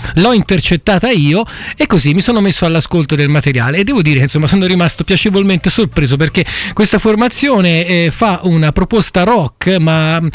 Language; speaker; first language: Italian; native; Italian